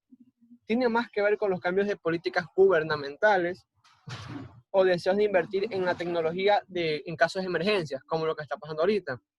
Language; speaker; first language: Spanish; native; Spanish